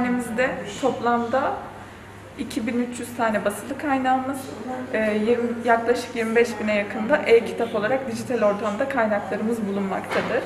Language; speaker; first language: Turkish; native; Turkish